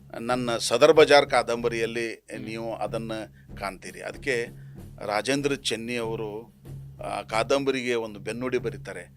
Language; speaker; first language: Kannada; native; Kannada